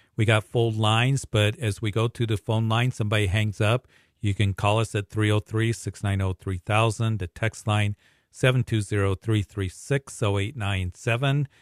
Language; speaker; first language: English; native; English